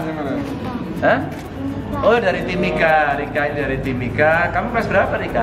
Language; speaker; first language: Indonesian; non-native, local second language; Javanese